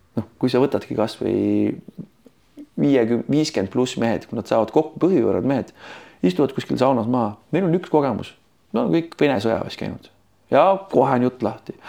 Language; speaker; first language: Estonian; native; Estonian